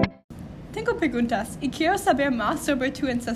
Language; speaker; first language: Spanish; non-native, learner; English